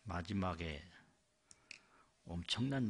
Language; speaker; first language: Korean; native; Korean